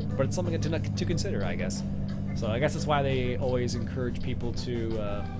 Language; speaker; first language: English; native; English